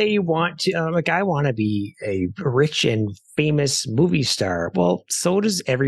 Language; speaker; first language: English; native; English